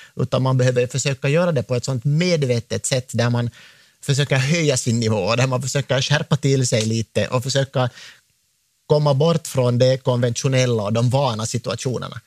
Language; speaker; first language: Swedish; native; Swedish